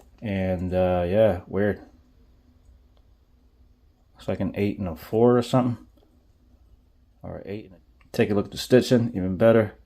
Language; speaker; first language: English; native; English